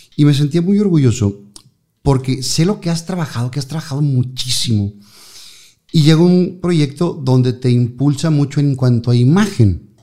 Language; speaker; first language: Spanish; native; Spanish